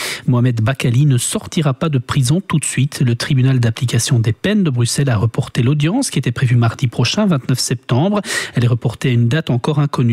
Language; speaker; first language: French; native; French